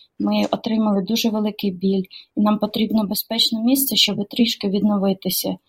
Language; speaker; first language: Ukrainian; native; Ukrainian